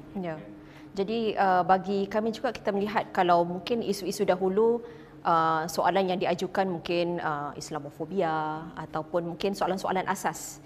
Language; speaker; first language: Malay; native; Malay